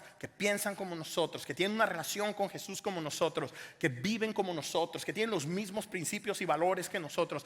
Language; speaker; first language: Spanish; native; Spanish